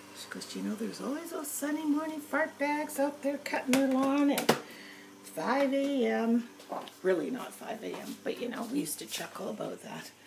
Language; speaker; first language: English; native; English